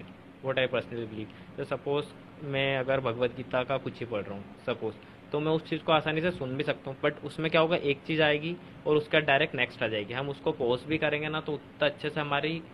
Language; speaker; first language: Hindi; native; Hindi